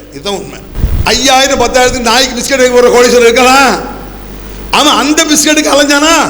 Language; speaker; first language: Tamil; native; Tamil